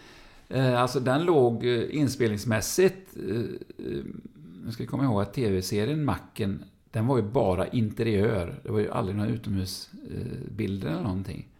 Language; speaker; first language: Swedish; native; Swedish